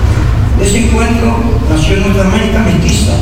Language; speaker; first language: Spanish; native; Spanish